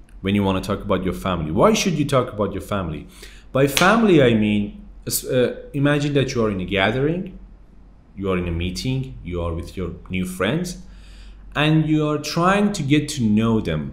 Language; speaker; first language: English; non-native, fluent; Persian